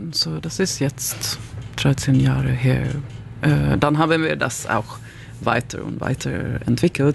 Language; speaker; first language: German; non-native, learner; Swedish